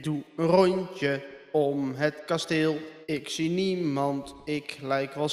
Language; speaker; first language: Dutch; native; Dutch